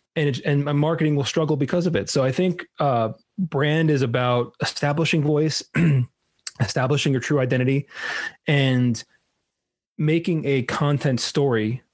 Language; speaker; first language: English; native; English